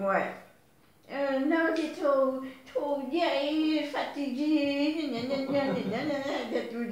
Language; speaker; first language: French; non-native, learner; Vietnamese